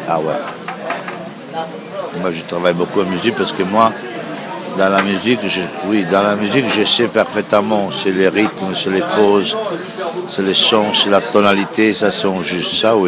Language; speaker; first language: French; non-native, fluent; Italian